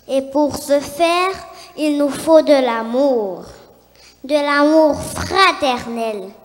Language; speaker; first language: French; non-native, local second language; Haitian Creole